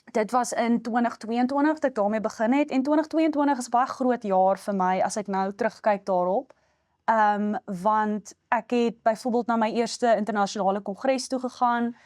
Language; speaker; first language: Afrikaans; native; Afrikaans